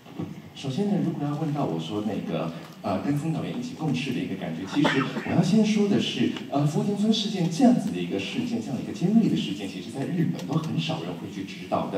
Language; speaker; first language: Chinese; native; Chinese